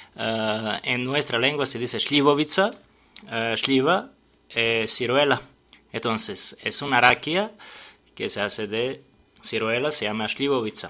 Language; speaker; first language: Spanish; non-native, learner; Serbian